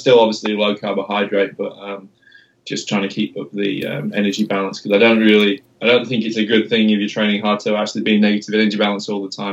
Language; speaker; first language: English; native; English